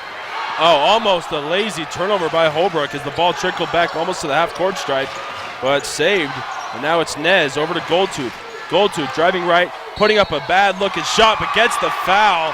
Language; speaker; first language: English; native; English